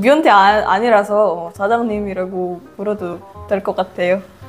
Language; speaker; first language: Korean; non-native, fluent; Filipino